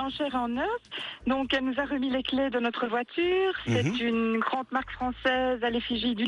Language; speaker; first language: French; native; French